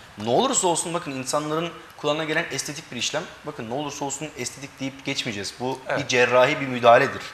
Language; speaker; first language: Turkish; early bilingual, heritage; Turkish